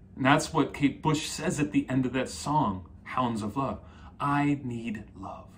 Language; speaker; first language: English; native; English